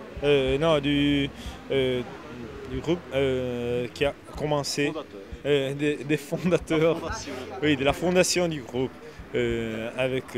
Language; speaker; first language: French; non-native, fluent; Italian